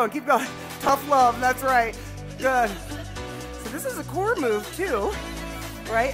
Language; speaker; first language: English; native; English